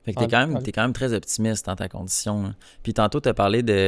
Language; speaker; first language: French; native; French